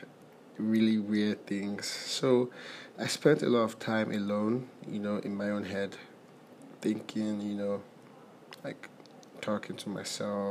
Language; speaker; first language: English; non-native, local second language; Igbo